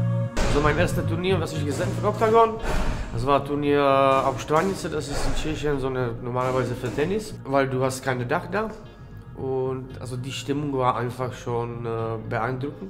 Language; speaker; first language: German; non-native, learner; Czech